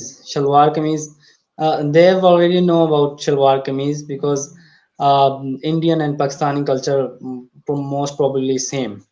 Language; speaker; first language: English; non-native, learner; Urdu